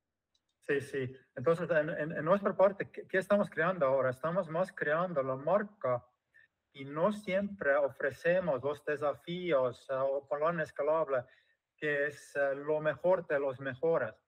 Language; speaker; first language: Spanish; non-native, fluent; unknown